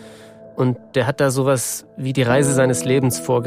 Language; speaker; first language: German; native; German